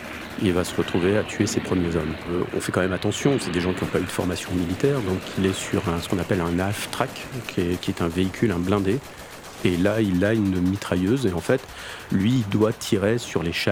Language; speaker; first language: French; native; French